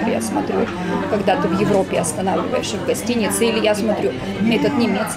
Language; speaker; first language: Russian; native; Russian